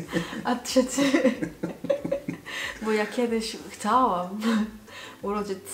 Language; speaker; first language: Polish; non-native, learner; Korean